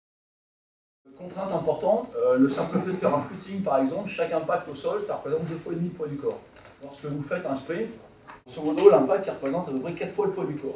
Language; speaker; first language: French; native; French